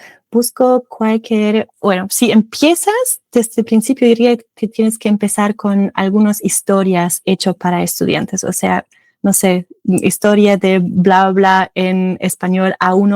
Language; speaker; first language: Spanish; non-native, fluent; German